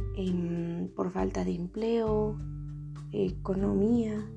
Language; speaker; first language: Spanish; non-native, local second language; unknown